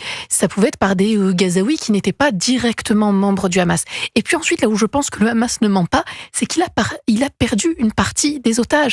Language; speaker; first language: French; native; French